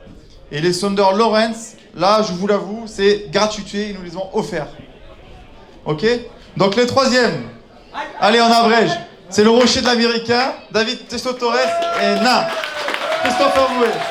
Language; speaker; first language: French; native; French